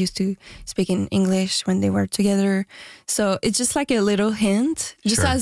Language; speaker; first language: English; non-native, fluent; French